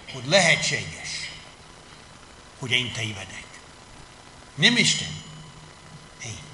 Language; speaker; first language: Hungarian; non-native, fluent; English